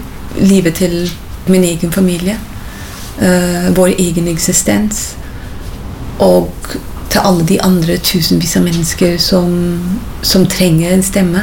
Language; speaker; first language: Norwegian; non-native, fluent; English